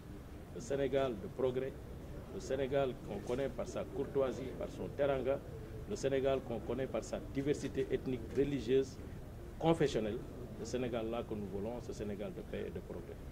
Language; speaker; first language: French; non-native, local second language; Wolof